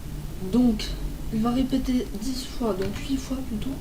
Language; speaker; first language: French; native; French